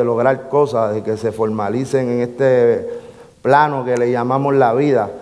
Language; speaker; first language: Spanish; native; Spanish